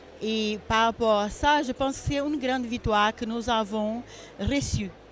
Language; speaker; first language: French; non-native, learner; Portuguese